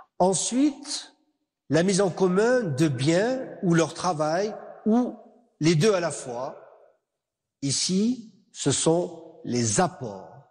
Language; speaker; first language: French; non-native, local second language; Arabic